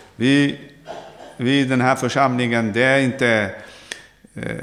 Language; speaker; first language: Swedish; non-native, fluent; Arabic